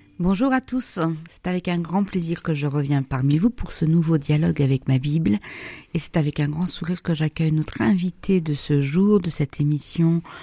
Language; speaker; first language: French; native; French